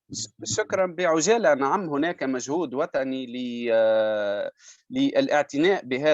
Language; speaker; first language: Arabic; native; Arabic